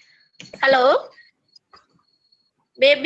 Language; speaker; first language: English; non-native, fluent; Indonesian